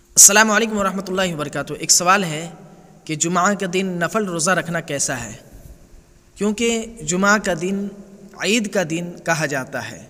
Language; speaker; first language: Hindi; native; Hindi